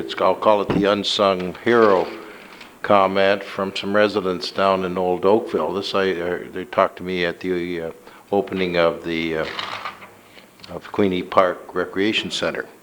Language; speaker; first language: English; native; English